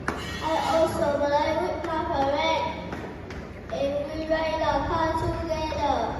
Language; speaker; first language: English; non-native, learner; Vietnamese